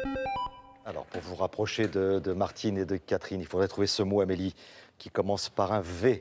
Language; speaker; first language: French; native; French